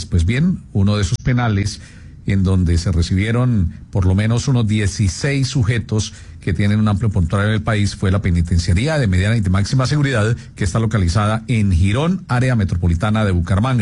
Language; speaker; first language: Spanish; native; Spanish